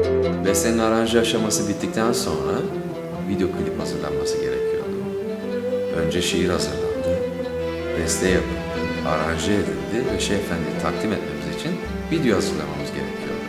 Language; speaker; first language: Turkish; native; Turkish